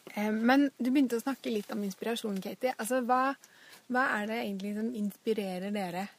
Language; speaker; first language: Norwegian; native; Norwegian